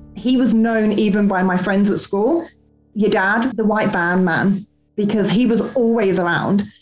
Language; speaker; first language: English; native; English